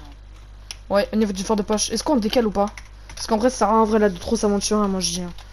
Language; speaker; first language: French; native; French